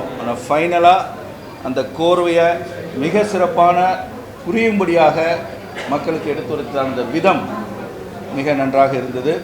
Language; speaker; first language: Tamil; native; Tamil